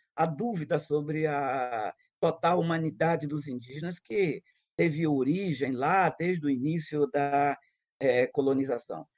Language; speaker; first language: Portuguese; non-native, local second language; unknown